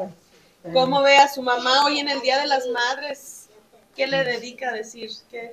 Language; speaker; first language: Spanish; native; Spanish